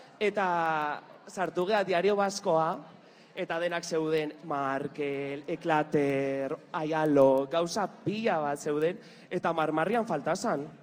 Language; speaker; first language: Basque; native; Basque